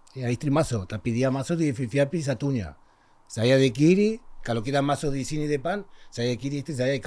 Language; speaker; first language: Indonesian; non-native, learner; Spanish